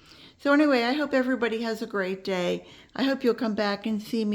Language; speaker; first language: English; native; English